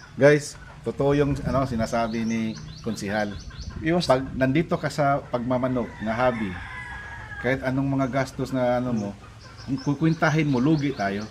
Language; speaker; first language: Filipino; non-native, local second language; Cebuano